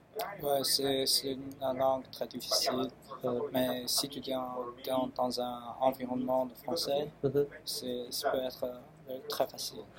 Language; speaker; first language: French; early bilingual, other home language; Chinese